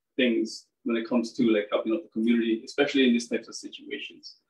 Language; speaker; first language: English; native; English